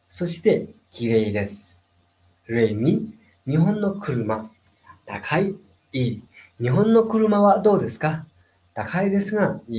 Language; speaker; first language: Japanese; non-native, fluent; Nepali